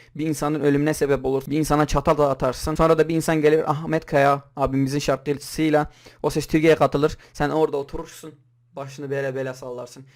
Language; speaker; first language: Turkish; non-native, local second language; Kurdish